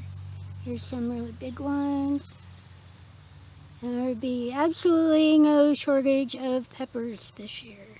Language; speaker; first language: English; native; English